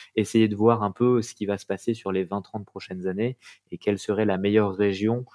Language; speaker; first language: French; native; French